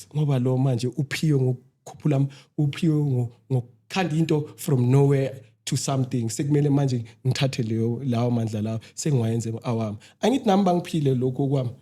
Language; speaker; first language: Zulu; native; Zulu